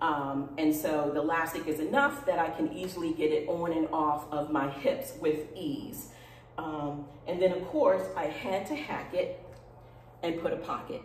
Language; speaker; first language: English; native; English